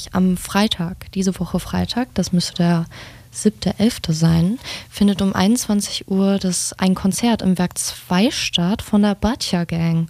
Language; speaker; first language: German; native; German